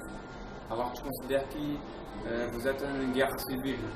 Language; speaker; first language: French; non-native, fluent; Portuguese